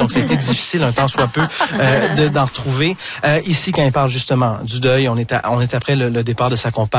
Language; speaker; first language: French; native; French